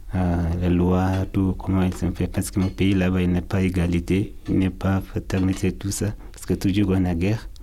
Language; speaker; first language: French; non-native, learner; Arabic